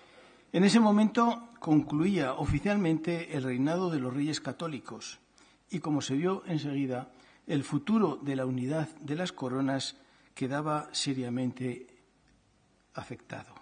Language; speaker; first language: Spanish; native; Spanish